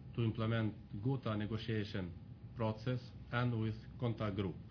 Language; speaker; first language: English; non-native, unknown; Albanian